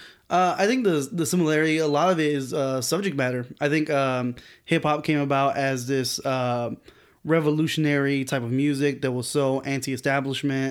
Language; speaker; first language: English; early bilingual, other home language; Spanish